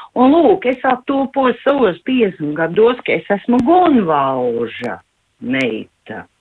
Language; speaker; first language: Latvian; native; Latvian